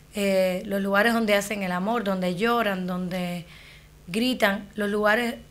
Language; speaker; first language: Spanish; native; Spanish